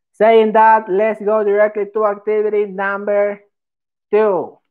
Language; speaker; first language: English; non-native, fluent; Spanish